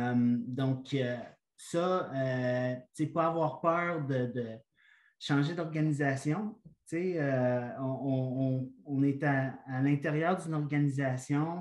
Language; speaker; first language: French; native; French